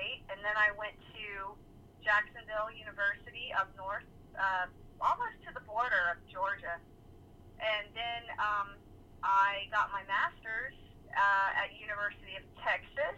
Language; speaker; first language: English; native; English